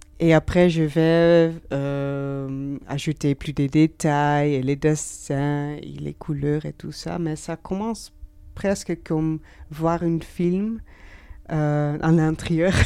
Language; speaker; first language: French; non-native, learner; Dutch